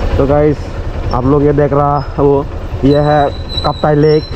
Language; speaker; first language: Hindi; non-native, learner; Chakma